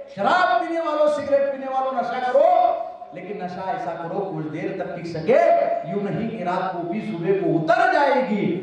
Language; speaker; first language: Hindi; non-native, local second language; Marathi